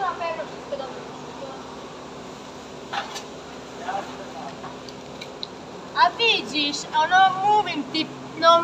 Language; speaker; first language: Polish; non-native, learner; Croatian